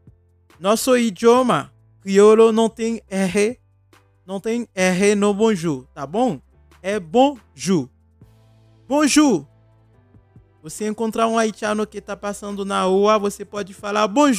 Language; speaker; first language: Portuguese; non-native, fluent; Haitian Creole